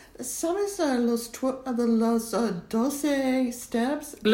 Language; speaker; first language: Spanish; non-native, learner; English